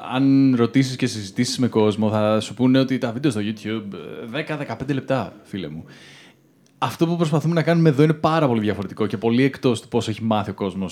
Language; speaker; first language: Greek; native; Greek